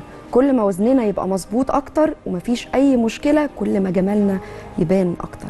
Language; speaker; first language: Arabic; native; Arabic